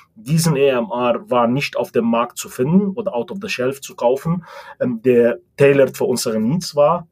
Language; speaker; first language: German; non-native, fluent; Arabic